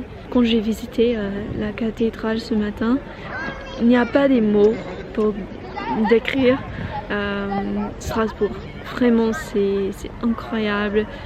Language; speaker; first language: French; non-native, learner; English